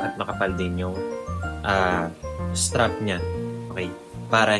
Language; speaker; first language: Filipino; native; Filipino